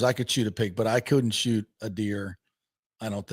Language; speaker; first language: English; native; English